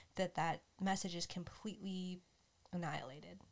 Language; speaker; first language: English; native; English